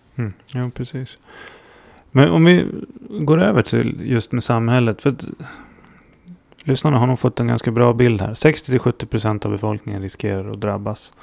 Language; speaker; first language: Swedish; native; Swedish